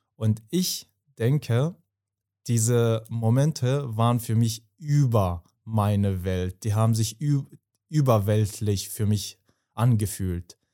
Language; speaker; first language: German; non-native, fluent; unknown